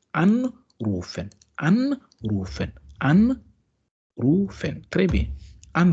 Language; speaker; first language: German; non-native, fluent; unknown